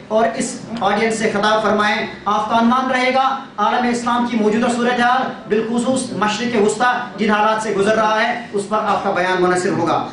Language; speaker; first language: Urdu; native; Urdu